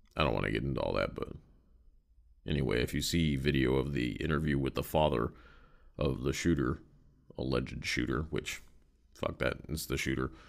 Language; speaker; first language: English; native; English